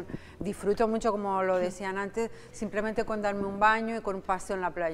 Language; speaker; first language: Spanish; native; Spanish